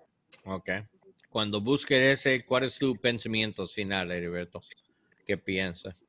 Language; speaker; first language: Spanish; non-native, learner; English